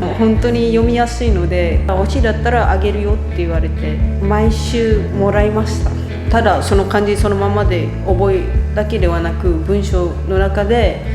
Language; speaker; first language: Japanese; non-native, fluent; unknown